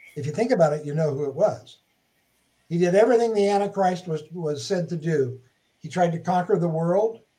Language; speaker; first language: English; native; English